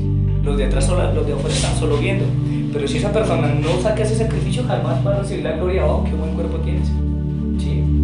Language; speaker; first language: Spanish; native; Spanish